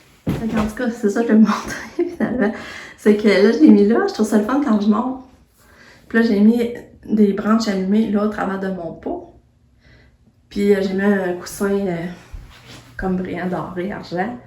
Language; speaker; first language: French; native; French